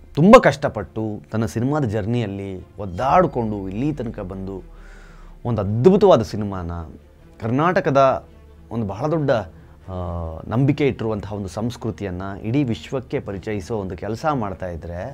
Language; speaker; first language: Kannada; non-native, local second language; Tulu